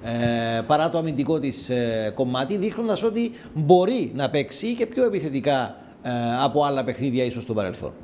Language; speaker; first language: Greek; native; Greek